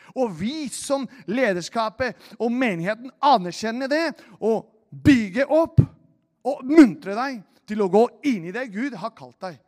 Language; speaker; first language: Norwegian; non-native, fluent; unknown